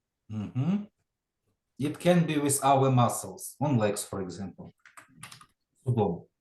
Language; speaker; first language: English; non-native, fluent; Ukrainian